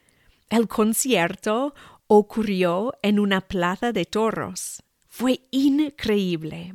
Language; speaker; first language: Spanish; non-native, fluent; English